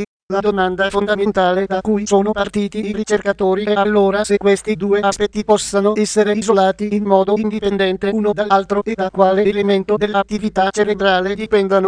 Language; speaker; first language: Italian; native; Italian